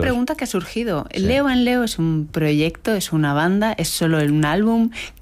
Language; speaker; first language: Spanish; native; Spanish